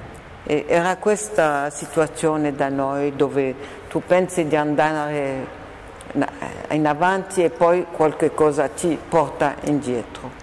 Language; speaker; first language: Italian; non-native, fluent; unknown